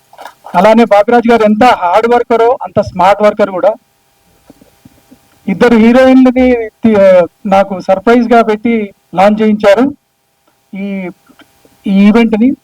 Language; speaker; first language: Telugu; native; Telugu